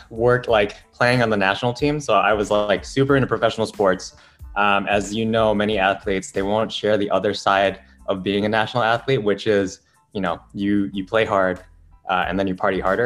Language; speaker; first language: English; non-native, local second language; Filipino